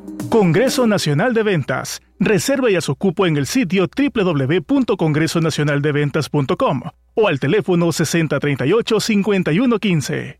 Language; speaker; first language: Spanish; native; Spanish